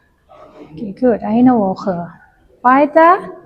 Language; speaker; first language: German; non-native, learner; Indonesian